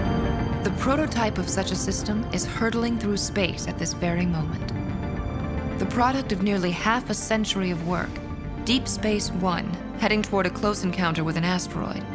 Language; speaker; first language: English; native; English